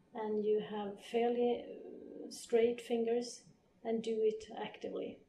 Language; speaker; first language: English; non-native, fluent; Polish